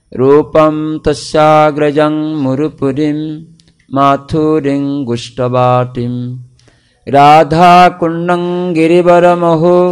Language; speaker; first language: Bangla; non-native, fluent; Odia